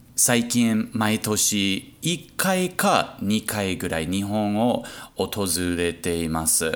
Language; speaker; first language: Japanese; non-native, learner; English